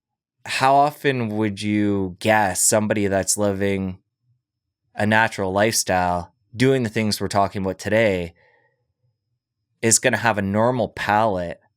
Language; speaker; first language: English; native; English